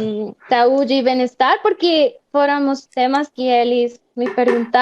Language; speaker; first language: Portuguese; non-native, fluent; Spanish